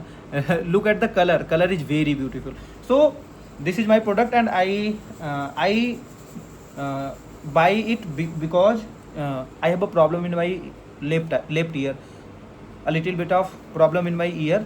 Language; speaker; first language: English; non-native, learner; Hindi